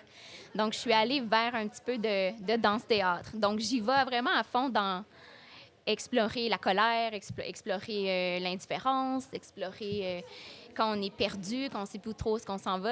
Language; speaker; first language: French; native; French